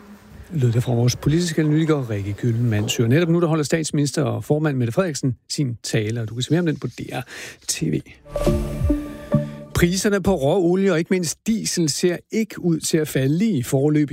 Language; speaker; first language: Danish; native; Danish